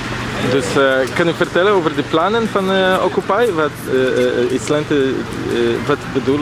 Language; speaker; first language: Dutch; non-native, learner; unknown